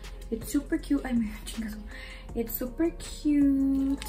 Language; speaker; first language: English; early bilingual, other home language; Spanish